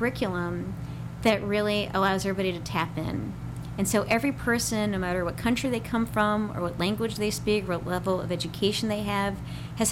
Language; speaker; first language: English; non-native, local second language; Ukrainian